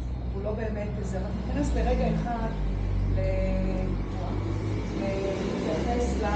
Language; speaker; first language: Hebrew; native; Hebrew